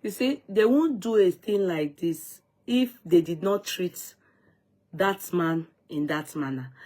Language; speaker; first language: English; non-native, local second language; Yoruba